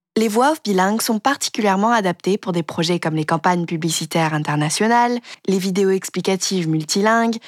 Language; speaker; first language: French; early bilingual, heritage; French